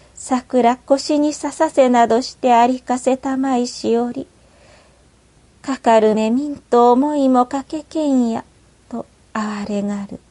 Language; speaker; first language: Japanese; native; Japanese